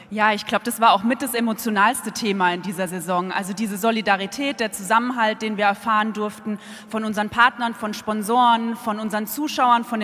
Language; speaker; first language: German; native; German